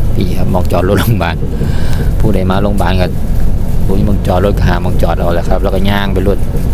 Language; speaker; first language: Thai; native; Thai